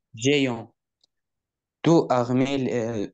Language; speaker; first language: French; non-native, learner; Arabic